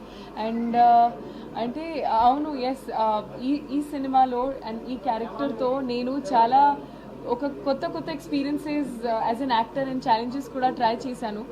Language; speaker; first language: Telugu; non-native, learner; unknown